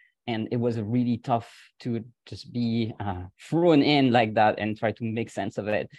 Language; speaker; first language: English; non-native, fluent; French